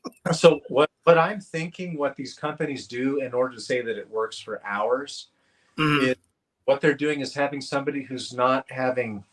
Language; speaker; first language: English; native; English